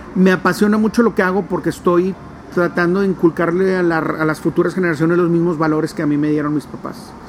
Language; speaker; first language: Spanish; non-native, local second language; English